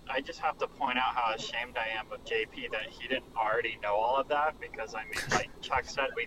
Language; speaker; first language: English; native; English